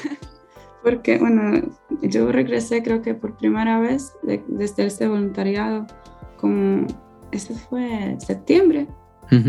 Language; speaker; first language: Spanish; non-native, fluent; Polish